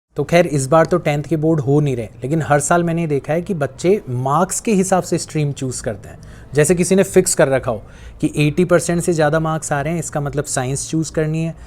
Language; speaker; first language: Hindi; native; Hindi